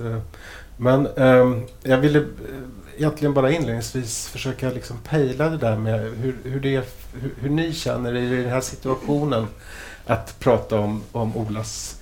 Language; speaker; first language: Swedish; native; Swedish